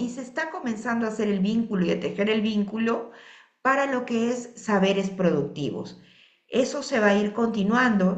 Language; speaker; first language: Spanish; native; Spanish